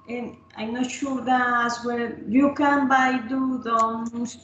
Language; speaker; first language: English; non-native, learner; Spanish